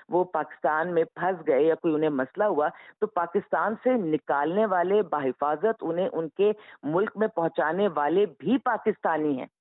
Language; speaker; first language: Urdu; native; Urdu